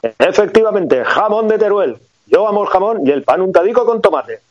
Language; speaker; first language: Spanish; native; Spanish